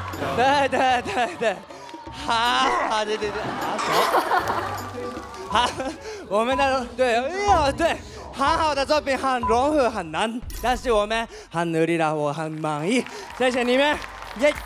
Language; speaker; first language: Chinese; non-native, learner; Japanese